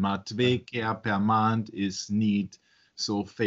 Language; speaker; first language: Dutch; non-native, learner; German